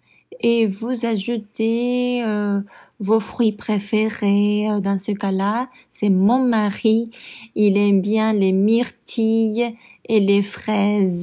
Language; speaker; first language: French; non-native, fluent; Spanish